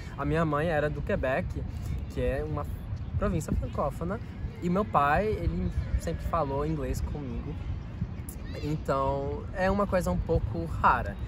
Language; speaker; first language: Portuguese; non-native, fluent; French